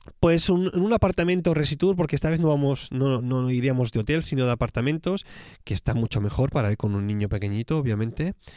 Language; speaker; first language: Spanish; native; Spanish